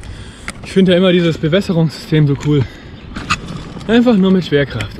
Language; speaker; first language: German; native; German